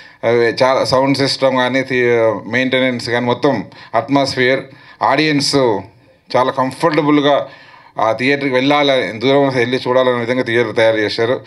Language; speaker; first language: Telugu; native; Telugu